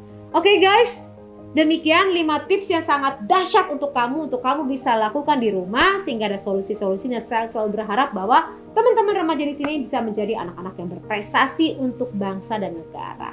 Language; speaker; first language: Indonesian; native; Indonesian